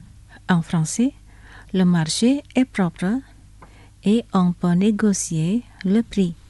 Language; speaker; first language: French; non-native, fluent; Indonesian